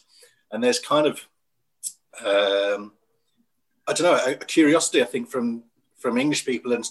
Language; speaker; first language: English; native; English